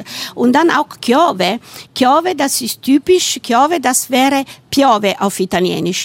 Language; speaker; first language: German; non-native, fluent; Italian